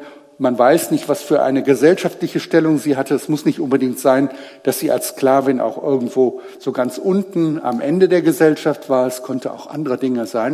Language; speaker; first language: German; native; German